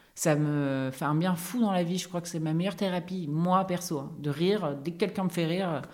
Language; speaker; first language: French; native; French